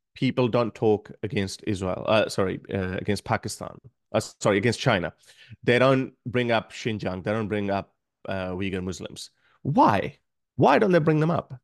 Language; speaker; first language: English; non-native, local second language; Urdu